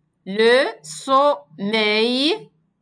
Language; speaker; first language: French; non-native, local second language; Arabic